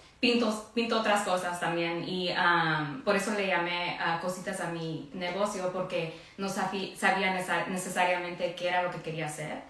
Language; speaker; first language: Spanish; early bilingual, heritage; Spanish